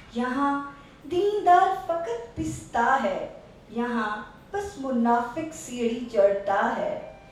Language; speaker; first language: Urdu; non-native, local second language; Saraiki